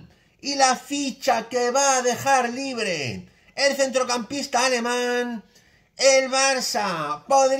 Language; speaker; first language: Spanish; native; Spanish